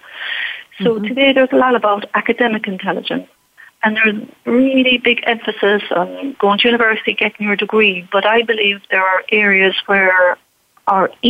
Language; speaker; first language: English; native; English